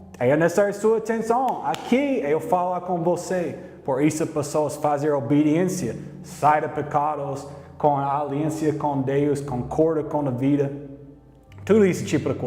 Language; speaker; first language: Portuguese; non-native, learner; English